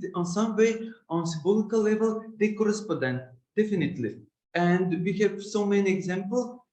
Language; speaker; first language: English; non-native, learner; Macedonian